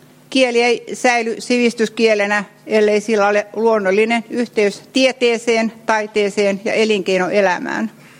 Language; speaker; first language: Finnish; native; Finnish